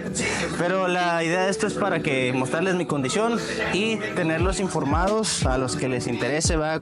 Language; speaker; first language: Spanish; native; Spanish